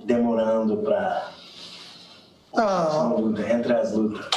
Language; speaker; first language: Portuguese; non-native, fluent; English